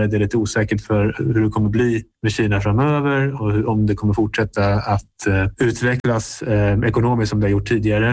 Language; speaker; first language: Swedish; native; Swedish